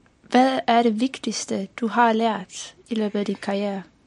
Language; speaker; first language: Danish; non-native, fluent; Estonian